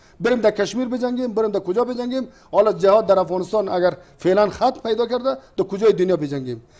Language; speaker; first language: Persian; native; Persian